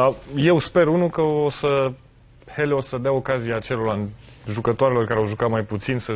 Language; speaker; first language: Romanian; native; Romanian